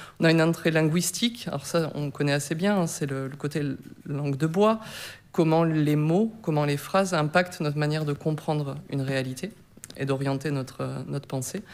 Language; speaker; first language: French; native; French